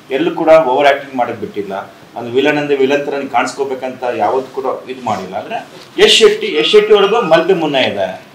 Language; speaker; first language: Kannada; native; Kannada